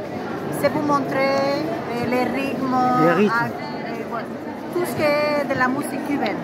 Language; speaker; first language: French; non-native, learner; Spanish